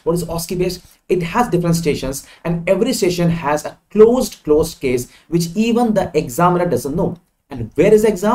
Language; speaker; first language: English; non-native, local second language; Hindi